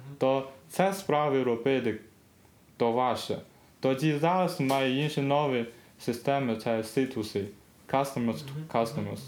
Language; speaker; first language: Ukrainian; non-native, learner; Chinese